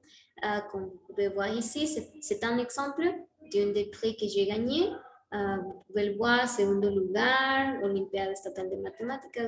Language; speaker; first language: French; non-native, learner; Spanish